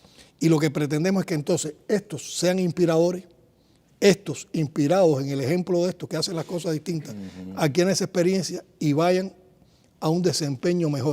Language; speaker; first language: Spanish; native; Spanish